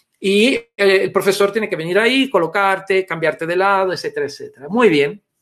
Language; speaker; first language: Spanish; non-native, fluent; Italian